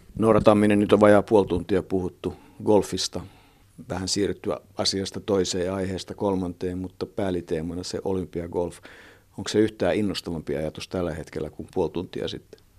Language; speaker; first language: Finnish; native; Finnish